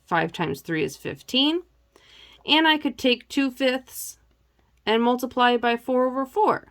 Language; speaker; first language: English; native; English